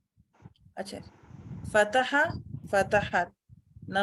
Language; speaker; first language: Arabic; non-native, learner; Urdu